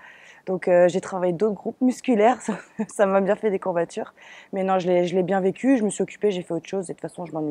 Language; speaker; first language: French; native; French